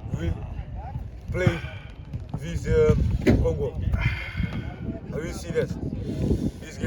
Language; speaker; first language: English; non-native, learner; Portuguese